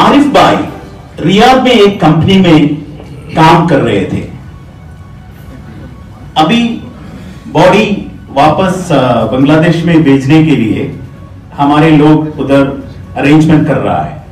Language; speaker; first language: Hindi; non-native, fluent; Bangla